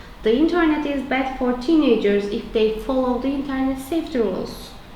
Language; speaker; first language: English; non-native, fluent; Turkish